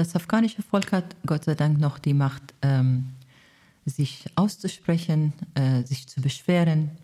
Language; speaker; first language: German; non-native, fluent; Persian